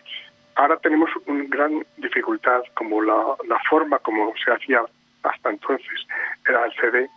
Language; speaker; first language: Spanish; native; Spanish